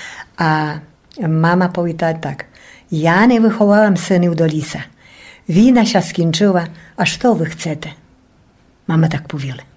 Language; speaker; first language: Polish; non-native, local second language; Rusyn